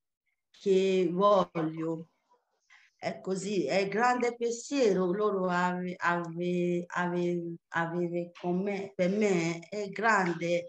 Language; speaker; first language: Italian; non-native, learner; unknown